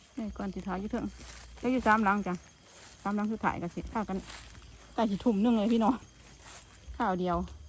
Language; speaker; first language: Thai; native; Thai